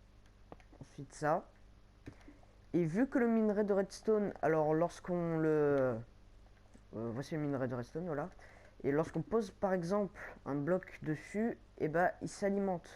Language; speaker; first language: French; native; French